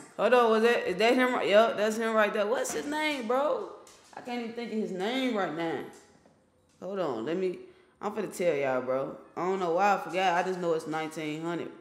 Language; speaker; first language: English; native; English